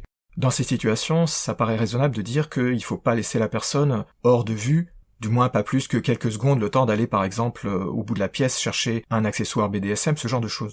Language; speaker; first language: French; native; French